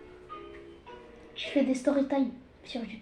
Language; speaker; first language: French; early bilingual, other home language; Arabic